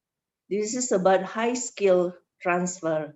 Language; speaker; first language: English; non-native, learner; Indonesian